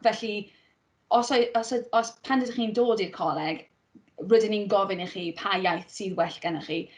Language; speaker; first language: Welsh; non-native, local second language; English